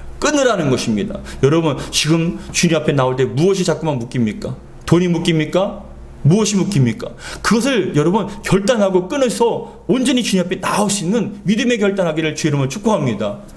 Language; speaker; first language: Korean; native; Korean